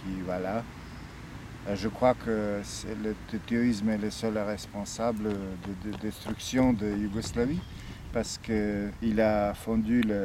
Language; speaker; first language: French; non-native, fluent; Serbian